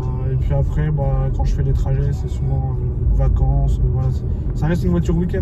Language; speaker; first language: French; native; French